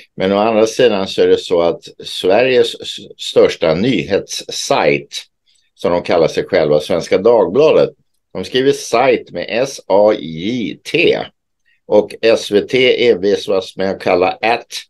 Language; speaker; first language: Swedish; native; Swedish